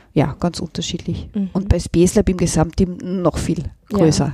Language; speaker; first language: German; native; German